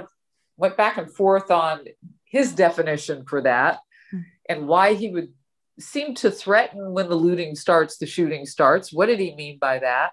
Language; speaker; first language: English; native; English